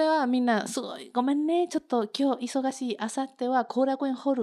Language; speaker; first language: Japanese; non-native, learner; Spanish